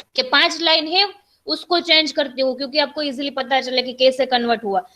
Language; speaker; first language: Hindi; non-native, local second language; Gujarati